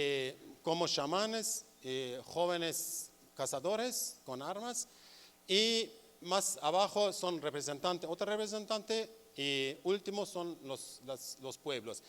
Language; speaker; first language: Spanish; non-native, learner; Kurdish